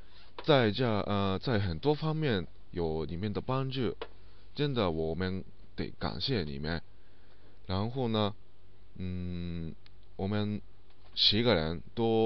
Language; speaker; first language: Chinese; non-native, learner; Japanese